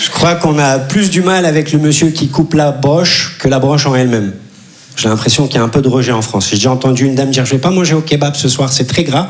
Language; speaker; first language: French; early bilingual, other home language; Turkish